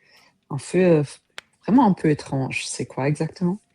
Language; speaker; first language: French; non-native, fluent; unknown